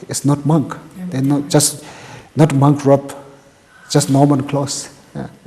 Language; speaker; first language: English; non-native, local second language; Tibetan